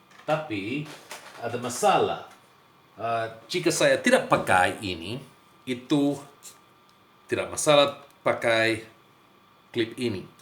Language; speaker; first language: Indonesian; non-native, learner; English